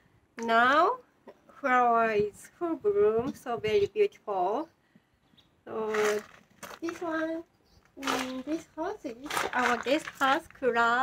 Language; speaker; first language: English; non-native, learner; Japanese